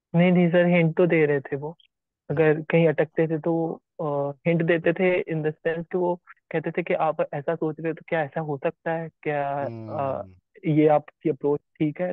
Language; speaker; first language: Hindi; native; Hindi